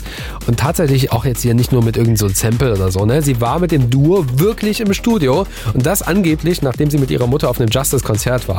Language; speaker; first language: German; native; German